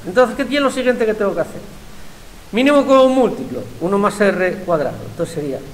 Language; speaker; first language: Spanish; native; Spanish